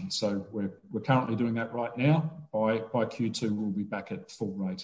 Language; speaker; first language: English; native; English